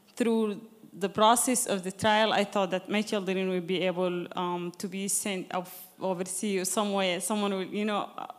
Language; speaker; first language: English; non-native, fluent; Arabic